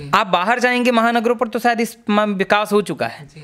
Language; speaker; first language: Hindi; native; Hindi